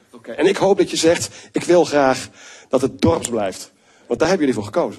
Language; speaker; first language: Dutch; native; Dutch